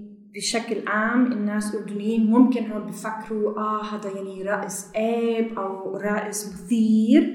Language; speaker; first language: Arabic; non-native, learner; German